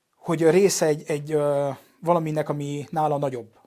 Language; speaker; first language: Hungarian; early bilingual, heritage; Hungarian